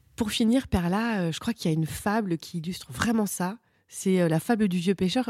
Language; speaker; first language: French; native; French